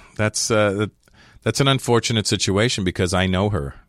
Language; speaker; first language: English; native; English